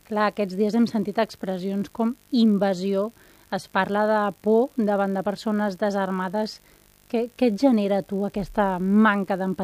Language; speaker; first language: Catalan; native; Catalan